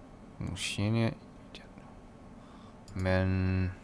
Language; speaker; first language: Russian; non-native, learner; English